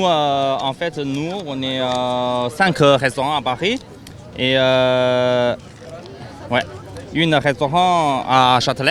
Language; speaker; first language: French; non-native, learner; Chinese